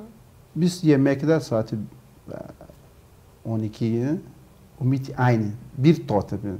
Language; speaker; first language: Turkish; non-native, learner; Portuguese